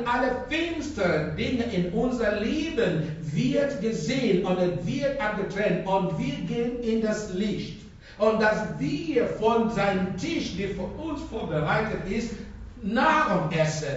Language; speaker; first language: German; non-native, fluent; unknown